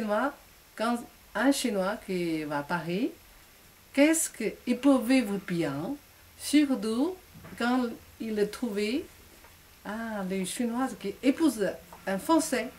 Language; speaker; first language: French; non-native, learner; Chinese